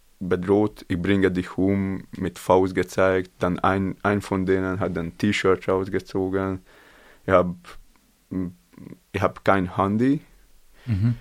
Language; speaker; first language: German; non-native, learner; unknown